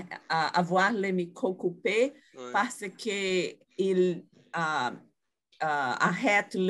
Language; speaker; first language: French; non-native, fluent; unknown